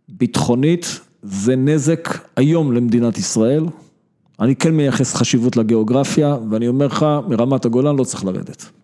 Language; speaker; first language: Hebrew; native; Hebrew